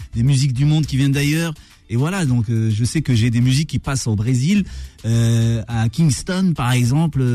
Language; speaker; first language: French; non-native, local second language; Arabic